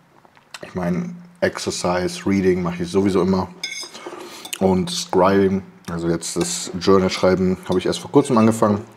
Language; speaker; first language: German; native; German